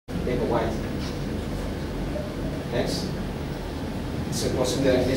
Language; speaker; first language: English; non-native, learner; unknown